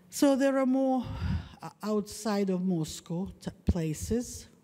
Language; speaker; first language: English; non-native, fluent; Russian